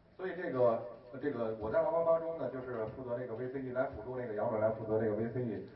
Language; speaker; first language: Chinese; native; Chinese